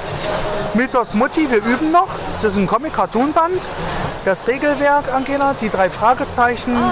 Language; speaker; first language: German; native; German